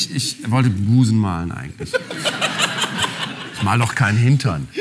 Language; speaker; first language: German; native; German